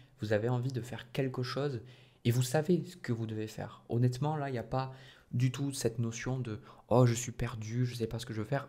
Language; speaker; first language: French; native; French